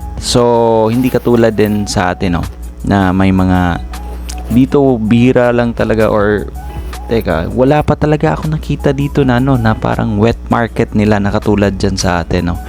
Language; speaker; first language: Filipino; native; Filipino